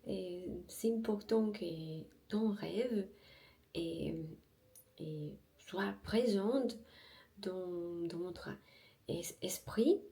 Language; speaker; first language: French; non-native, learner; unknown